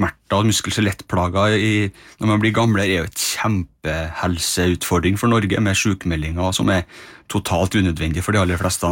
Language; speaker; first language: Norwegian; native; Norwegian